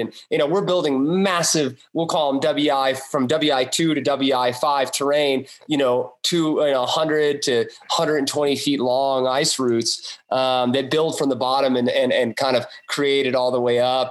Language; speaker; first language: English; native; English